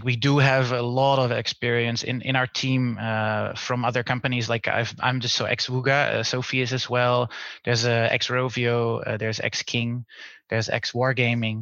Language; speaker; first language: English; non-native, fluent; Dutch